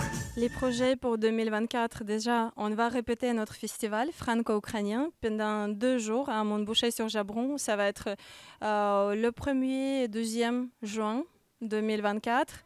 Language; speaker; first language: French; non-native, learner; Ukrainian